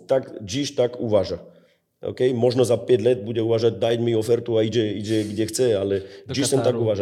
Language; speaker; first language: Polish; non-native, learner; Slovak